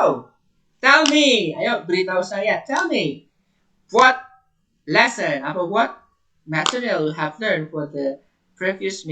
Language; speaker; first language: English; non-native, learner; Indonesian